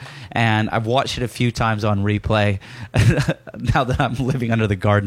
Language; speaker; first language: English; native; English